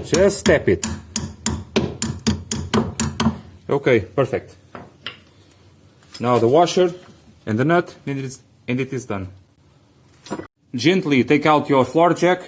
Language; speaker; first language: English; non-native, fluent; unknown